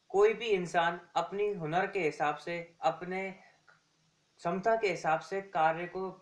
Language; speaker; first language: Hindi; native; Hindi